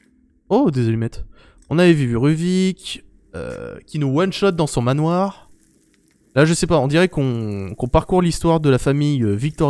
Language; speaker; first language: French; native; French